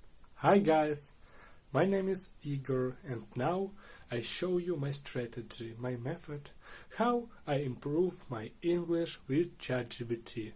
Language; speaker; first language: English; non-native, learner; Russian